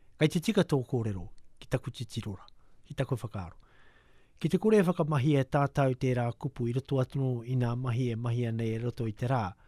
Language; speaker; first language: Māori; native; Māori